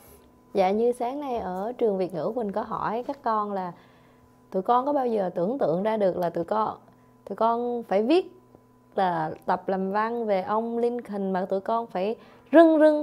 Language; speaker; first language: Vietnamese; native; Vietnamese